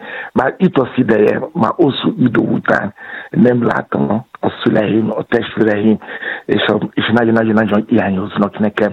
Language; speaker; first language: Hungarian; non-native, fluent; Yoruba